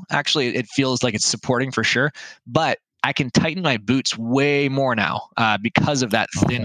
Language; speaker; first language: English; native; English